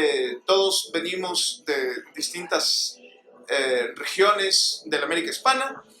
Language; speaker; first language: Spanish; native; Spanish